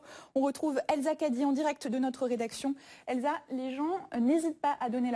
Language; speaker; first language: French; native; French